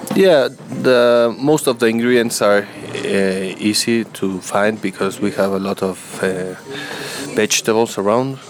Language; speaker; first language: English; non-native, learner; Spanish